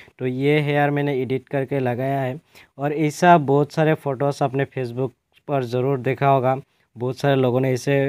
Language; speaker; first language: Hindi; non-native, local second language; Assamese